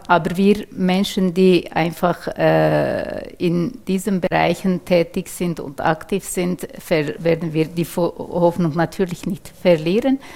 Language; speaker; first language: German; non-native, fluent; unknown